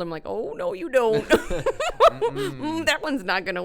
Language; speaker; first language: English; native; English